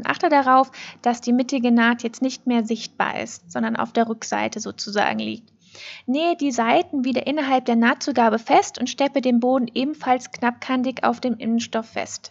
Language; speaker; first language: German; native; German